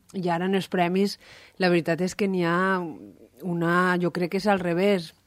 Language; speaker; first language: Catalan; native; Catalan